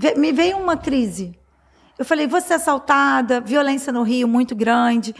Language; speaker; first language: Portuguese; native; Portuguese